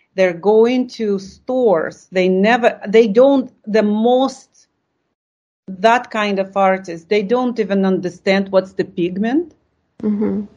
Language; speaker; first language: English; non-native, fluent; Lithuanian